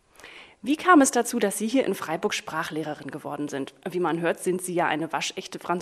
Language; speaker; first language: German; native; German